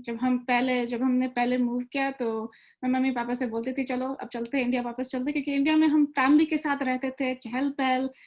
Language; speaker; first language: Hindi; early bilingual, other home language; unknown